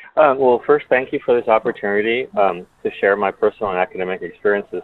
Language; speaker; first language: English; early bilingual, other home language; Spanish